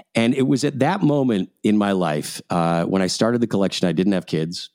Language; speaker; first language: English; native; English